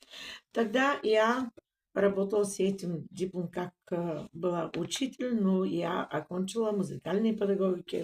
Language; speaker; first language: Russian; non-native, learner; Bulgarian